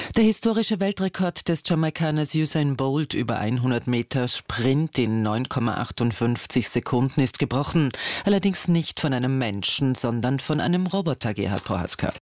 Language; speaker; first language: German; native; German